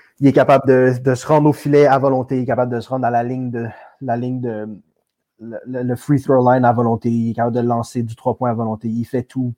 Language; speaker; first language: French; native; French